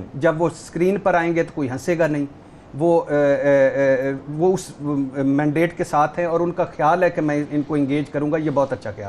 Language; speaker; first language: Urdu; native; Urdu